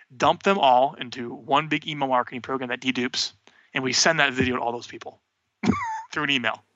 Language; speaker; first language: English; native; English